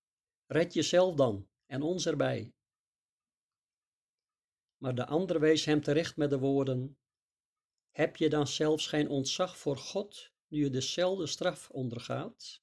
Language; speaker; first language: Dutch; native; Dutch